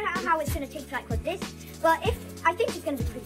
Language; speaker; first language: English; native; English